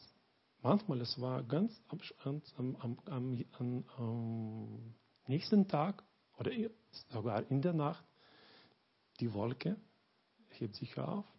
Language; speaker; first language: German; non-native, learner; Lithuanian